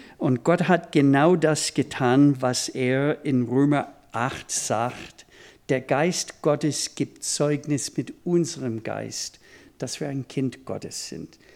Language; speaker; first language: German; non-native, fluent; English